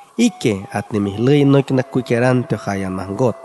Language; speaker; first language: Spanish; non-native, local second language; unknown